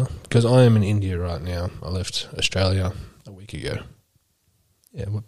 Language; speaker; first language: English; native; English